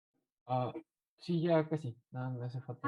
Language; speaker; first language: Spanish; native; Spanish